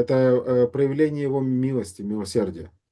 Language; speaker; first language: Russian; native; Russian